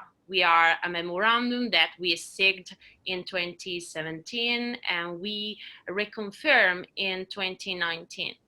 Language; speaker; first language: English; non-native, learner; Italian